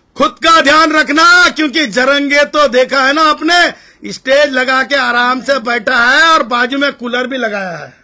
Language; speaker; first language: Hindi; non-native, local second language; Marathi